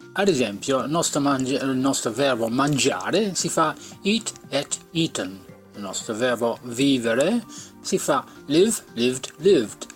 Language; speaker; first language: Italian; non-native, fluent; English